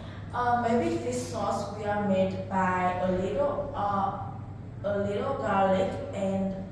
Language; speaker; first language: English; non-native, learner; Vietnamese